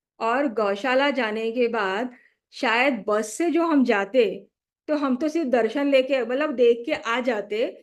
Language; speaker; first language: Hindi; non-native, local second language; Marathi